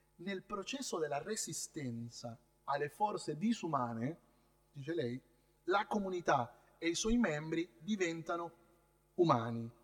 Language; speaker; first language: Italian; non-native, fluent; Spanish